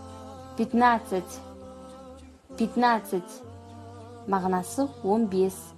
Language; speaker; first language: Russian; non-native, fluent; Kazakh